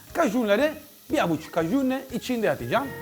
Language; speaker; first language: Turkish; non-native, learner; Italian